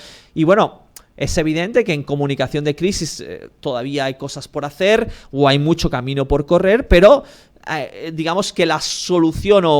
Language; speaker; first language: Spanish; native; Spanish